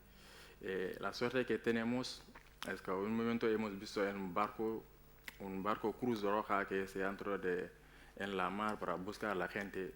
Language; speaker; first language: Spanish; non-native, learner; Wolof